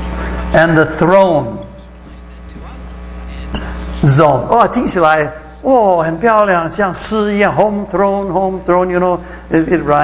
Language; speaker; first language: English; non-native, fluent; Chinese